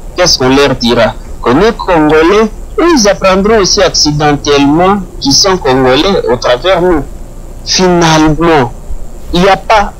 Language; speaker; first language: French; non-native, local second language; Luba-Lulua